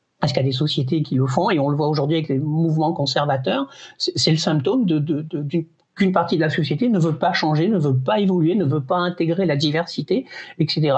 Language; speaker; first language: French; native; French